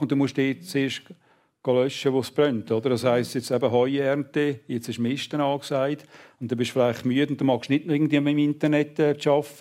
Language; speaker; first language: German; native; German